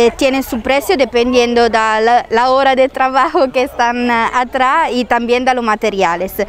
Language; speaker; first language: Spanish; non-native, fluent; Italian